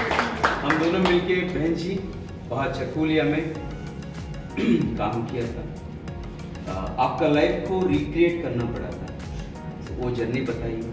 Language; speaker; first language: Hindi; native; Hindi